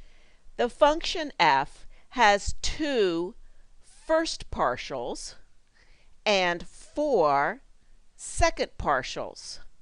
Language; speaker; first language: English; native; English